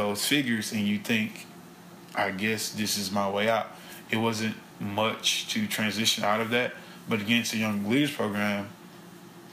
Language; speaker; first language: English; native; English